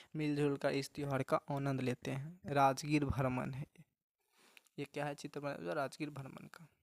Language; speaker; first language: Hindi; native; Hindi